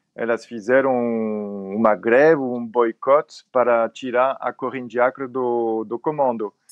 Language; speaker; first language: Portuguese; non-native, fluent; French